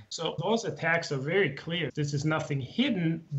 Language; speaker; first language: English; non-native, fluent; German